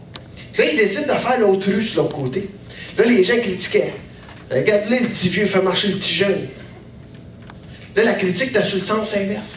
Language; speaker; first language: French; native; French